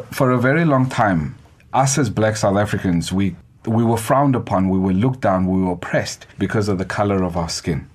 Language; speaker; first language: English; non-native, local second language; Xhosa